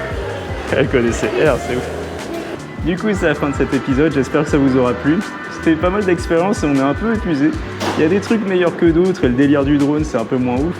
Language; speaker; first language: French; native; French